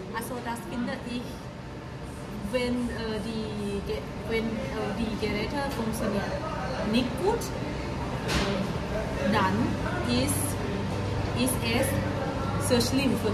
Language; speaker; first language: German; non-native, learner; Thai